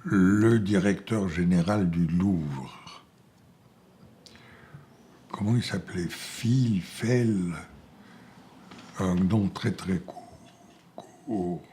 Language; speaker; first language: French; non-native, fluent; Bulgarian